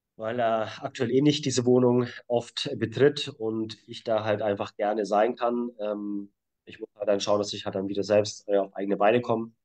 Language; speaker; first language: German; native; German